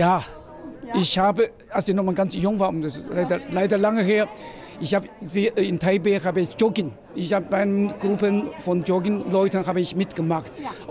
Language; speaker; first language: German; non-native, fluent; Chinese